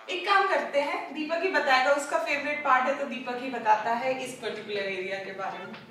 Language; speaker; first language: Hindi; native; Hindi